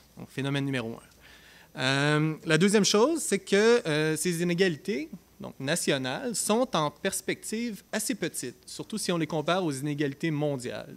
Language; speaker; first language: French; native; French